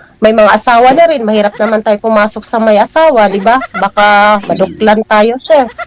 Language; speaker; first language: Filipino; non-native, local second language; Cebuano